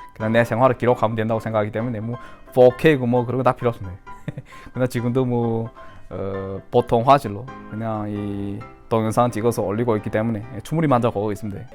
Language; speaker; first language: Korean; early bilingual, heritage; Korean